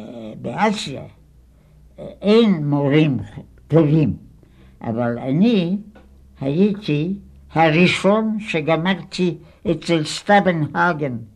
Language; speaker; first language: Hebrew; non-native, fluent; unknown